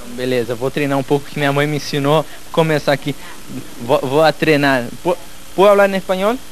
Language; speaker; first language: Portuguese; native; Portuguese